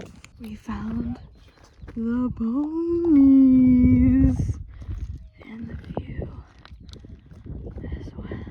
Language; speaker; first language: English; native; English